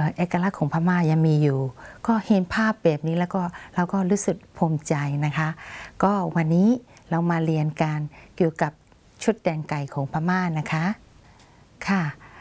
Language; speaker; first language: Thai; non-native, fluent; Burmese